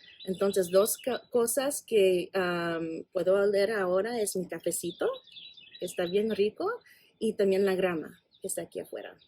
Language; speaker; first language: Spanish; non-native, fluent; English